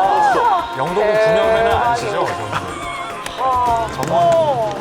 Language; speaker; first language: Korean; native; Korean